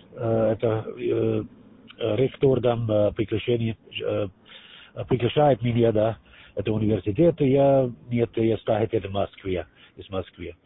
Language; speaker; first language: Russian; non-native, learner; German